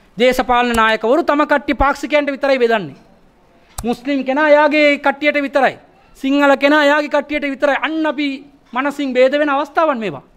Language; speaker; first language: Sinhala; non-native, local second language; Tamil